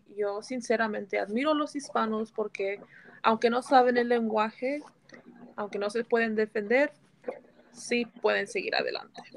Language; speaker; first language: Spanish; early bilingual, heritage; Spanish